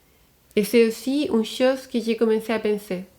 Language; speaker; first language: French; non-native, fluent; Spanish